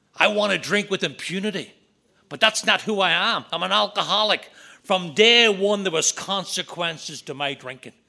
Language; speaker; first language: English; native; English